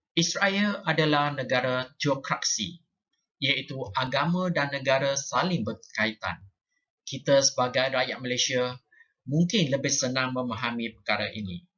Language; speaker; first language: Malay; non-native, local second language; Chinese